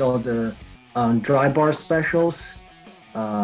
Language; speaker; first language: English; non-native, fluent; Chinese